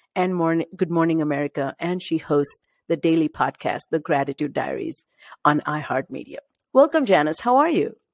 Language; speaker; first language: English; non-native, local second language; Marathi